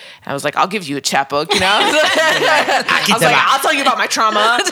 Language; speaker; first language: English; non-native, local second language; Spanish